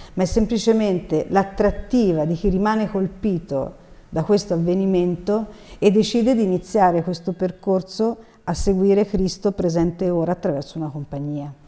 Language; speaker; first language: Italian; native; Italian